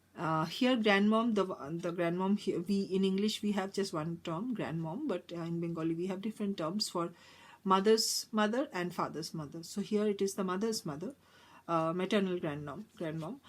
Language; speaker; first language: English; non-native, local second language; Bangla